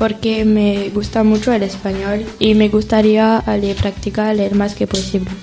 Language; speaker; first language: Spanish; non-native, learner; French